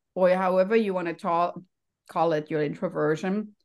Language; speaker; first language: English; non-native, fluent; German